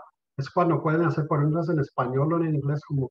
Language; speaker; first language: Spanish; early bilingual, heritage; Spanish